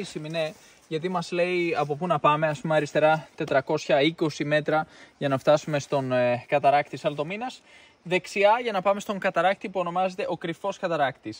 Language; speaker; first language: Greek; native; Greek